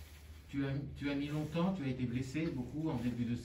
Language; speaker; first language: French; native; French